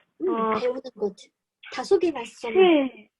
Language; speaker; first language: Korean; non-native, fluent; Chinese